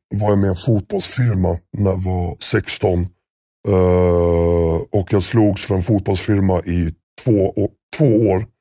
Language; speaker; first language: Swedish; native; Swedish